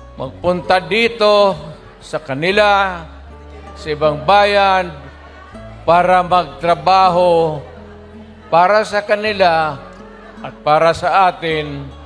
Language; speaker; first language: Filipino; non-native, local second language; Cebuano